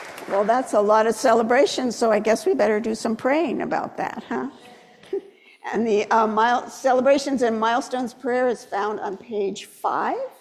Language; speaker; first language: English; native; English